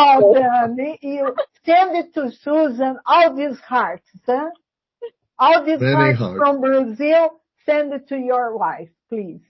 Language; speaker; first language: English; non-native, learner; Portuguese